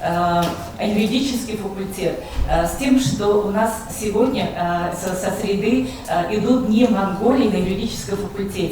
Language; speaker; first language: Russian; native; Russian